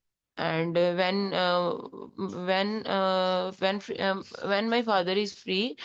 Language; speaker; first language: English; non-native, learner; Urdu